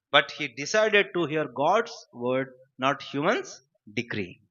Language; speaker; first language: English; non-native, local second language; Telugu